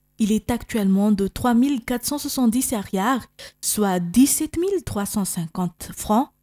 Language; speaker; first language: French; non-native, local second language; Malagasy